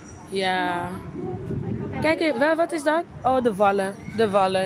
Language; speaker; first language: Dutch; early bilingual, other home language; Papiamento